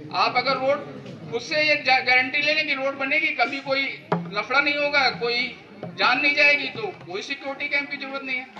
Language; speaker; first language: Hindi; native; Hindi